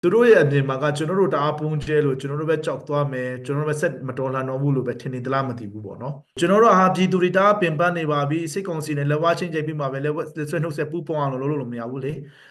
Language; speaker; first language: Burmese; non-native, local second language; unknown